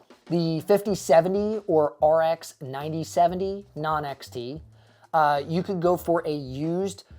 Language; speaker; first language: English; native; English